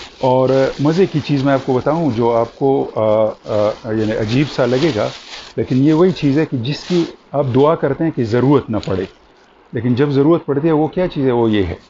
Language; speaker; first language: Urdu; non-native, local second language; Pashto